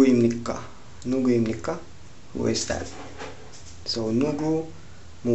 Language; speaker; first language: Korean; non-native, learner; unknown